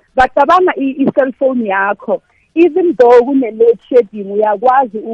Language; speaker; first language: South Ndebele; non-native, local second language; Venda